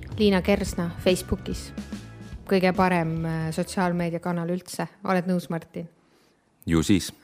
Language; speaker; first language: Estonian; native; Estonian